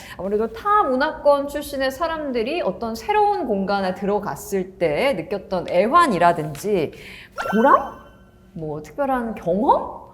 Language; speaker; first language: Korean; native; Korean